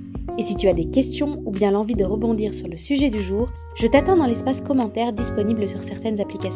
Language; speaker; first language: French; native; French